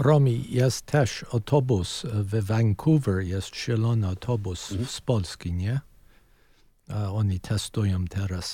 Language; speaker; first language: Polish; early bilingual, heritage; Polish